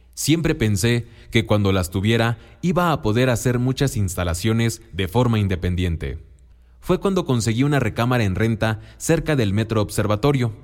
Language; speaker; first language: Spanish; non-native, local second language; Mixtepec Mixtec